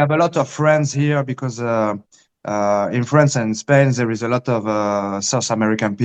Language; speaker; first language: English; early bilingual, heritage; Spanish